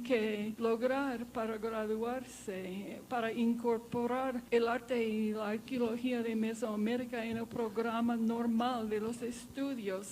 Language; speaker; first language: Spanish; non-native, fluent; English